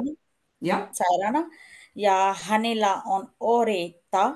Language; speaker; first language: Finnish; non-native, learner; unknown